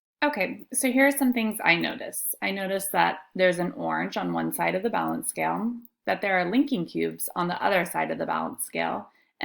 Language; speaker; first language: English; native; English